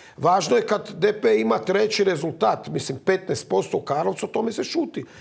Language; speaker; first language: Croatian; native; Croatian